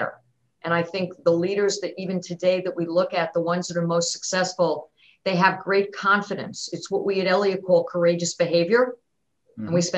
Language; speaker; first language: English; native; English